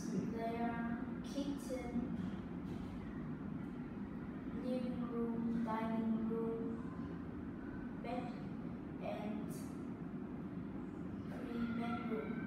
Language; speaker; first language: English; non-native, learner; Vietnamese